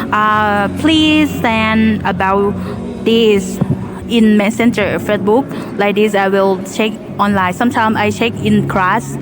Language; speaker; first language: English; non-native, learner; Thai